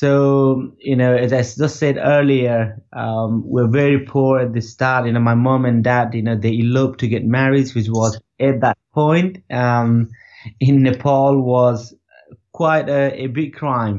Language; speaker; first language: English; non-native, local second language; Nepali